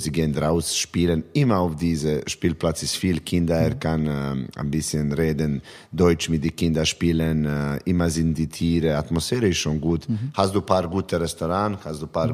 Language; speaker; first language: German; non-native, learner; Serbian